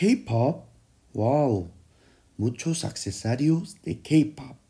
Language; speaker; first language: Spanish; non-native, fluent; Korean